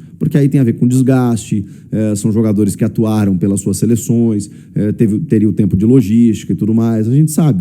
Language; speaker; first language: Portuguese; native; Portuguese